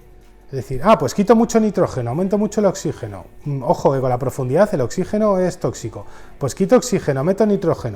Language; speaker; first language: Spanish; native; Spanish